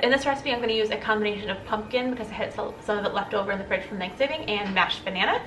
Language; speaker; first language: English; native; English